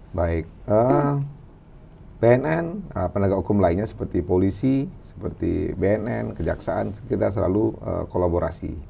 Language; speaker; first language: Indonesian; non-native, local second language; Minangkabau